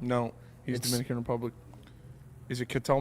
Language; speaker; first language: English; native; English